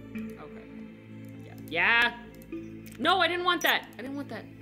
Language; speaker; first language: English; native; English